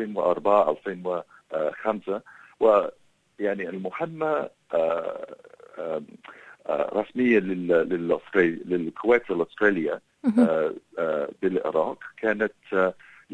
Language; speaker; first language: Arabic; non-native, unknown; English